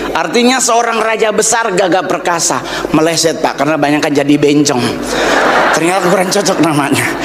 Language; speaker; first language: Indonesian; native; Indonesian